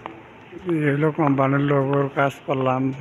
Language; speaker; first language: Hindi; non-native, learner; Bangla